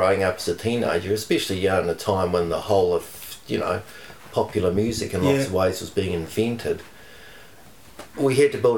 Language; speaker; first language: English; native; English